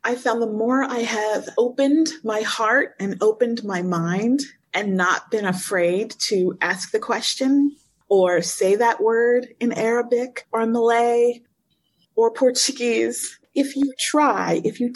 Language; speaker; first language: English; native; English